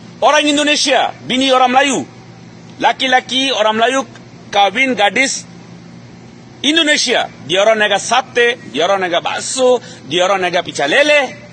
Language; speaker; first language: Malay; non-native, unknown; Bangla